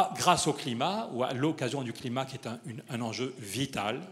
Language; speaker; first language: French; native; French